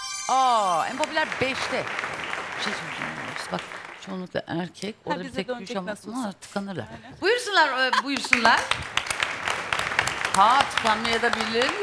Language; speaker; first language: Turkish; native; Turkish